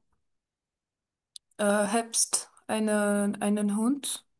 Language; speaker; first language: German; non-native, learner; French